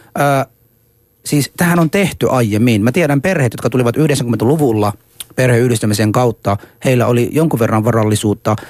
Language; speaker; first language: Finnish; non-native, fluent; Arabic